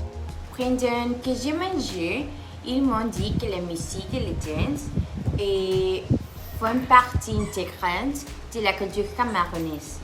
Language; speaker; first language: French; non-native, learner; Spanish